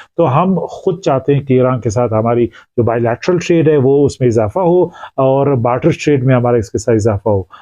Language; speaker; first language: Urdu; non-native, local second language; Pashto